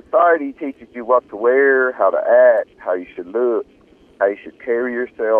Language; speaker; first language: English; early bilingual, other home language; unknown